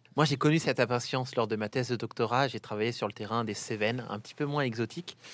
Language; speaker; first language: French; native; French